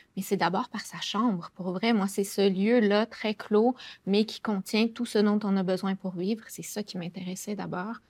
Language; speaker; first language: French; native; French